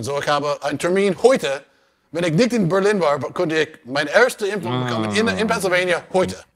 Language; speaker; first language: German; non-native, learner; English